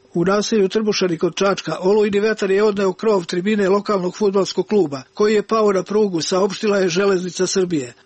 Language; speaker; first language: Serbian; native; Serbian